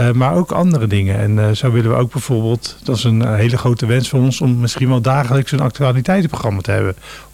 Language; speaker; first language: Dutch; native; Dutch